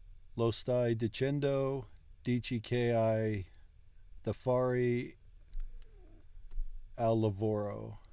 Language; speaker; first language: Italian; non-native, learner; English